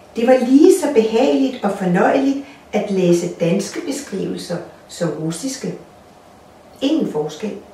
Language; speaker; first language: Danish; non-native, fluent; Russian